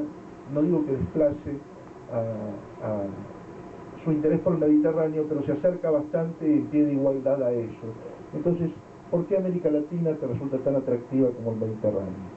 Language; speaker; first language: Spanish; native; Spanish